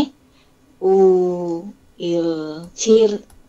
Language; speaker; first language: Korean; non-native, learner; Indonesian